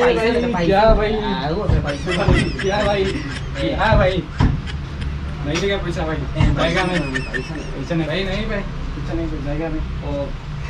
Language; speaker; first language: Hindi; non-native, local second language; Assamese